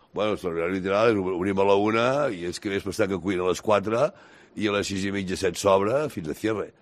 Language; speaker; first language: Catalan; native; Catalan